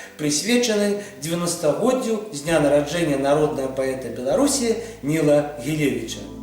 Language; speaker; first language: Belarusian; native; Belarusian